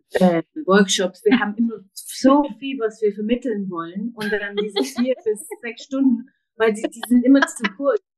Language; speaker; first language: German; non-native, fluent; English